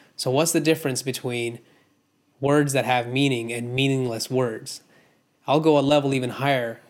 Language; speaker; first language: English; non-native, local second language; Hindi